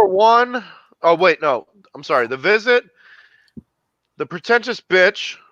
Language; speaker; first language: English; native; English